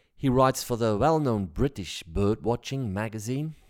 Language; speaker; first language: English; non-native, fluent; Dutch